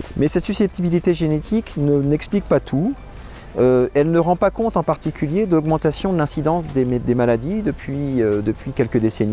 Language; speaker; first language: French; native; French